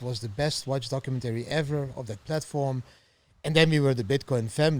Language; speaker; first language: English; non-native, fluent; Dutch